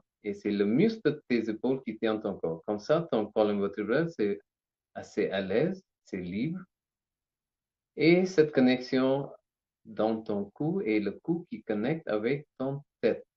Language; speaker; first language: French; non-native, learner; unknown